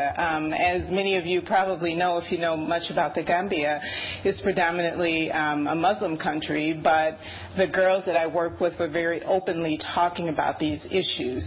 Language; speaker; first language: English; native; English